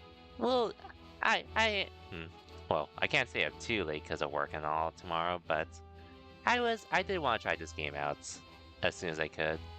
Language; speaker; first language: English; native; English